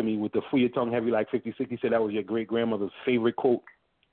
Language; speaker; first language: English; early bilingual, other home language; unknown